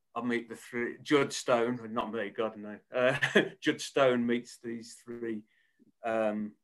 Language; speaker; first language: English; native; English